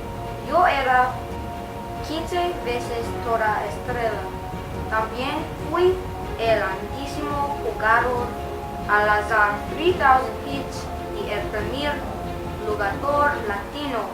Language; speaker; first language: Spanish; non-native, learner; English